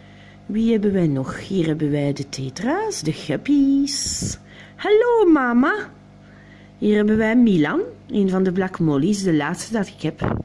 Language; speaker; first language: Dutch; non-native, local second language; French